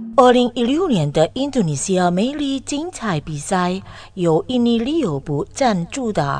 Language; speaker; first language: Chinese; non-native, learner; Indonesian